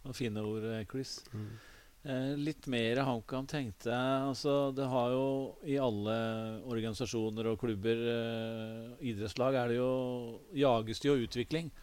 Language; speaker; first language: Norwegian; native; Norwegian